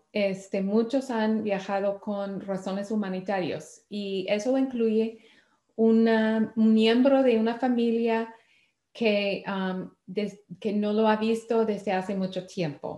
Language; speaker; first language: Spanish; non-native, fluent; English